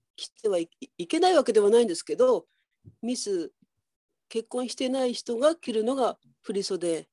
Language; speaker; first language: Japanese; native; Japanese